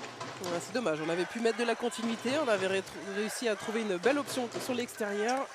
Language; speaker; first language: French; native; French